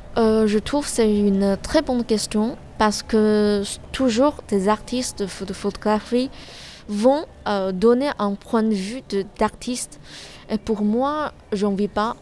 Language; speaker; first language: French; non-native, learner; Chinese